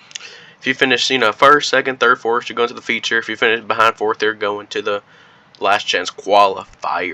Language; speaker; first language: English; native; English